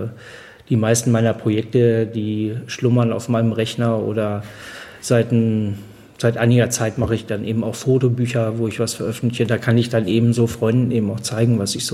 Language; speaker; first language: German; native; German